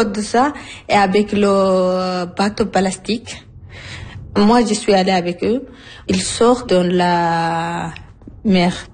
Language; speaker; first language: French; non-native, learner; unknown